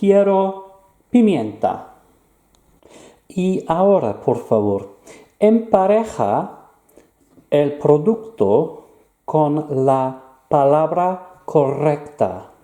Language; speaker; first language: Spanish; non-native, fluent; English